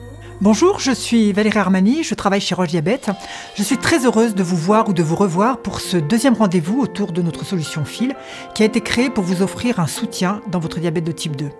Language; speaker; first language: French; native; French